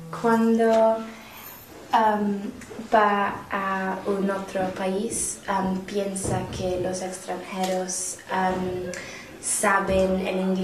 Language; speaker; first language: Spanish; non-native, learner; English